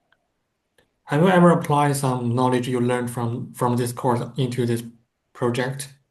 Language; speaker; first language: English; non-native, fluent; Chinese